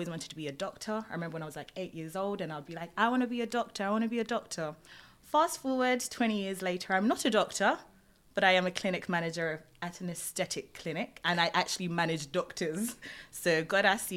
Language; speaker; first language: English; native; English